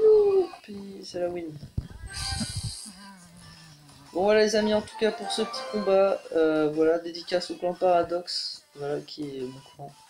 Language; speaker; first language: French; native; French